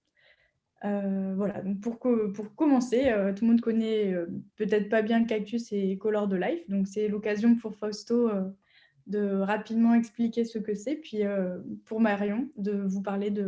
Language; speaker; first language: French; native; French